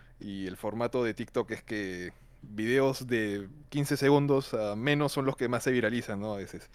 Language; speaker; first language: Spanish; native; Spanish